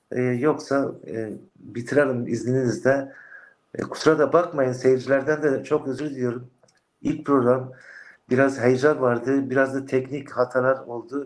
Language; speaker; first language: Turkish; non-native, local second language; Kurdish